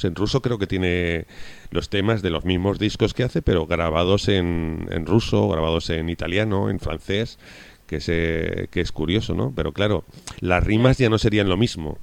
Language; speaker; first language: Spanish; native; Spanish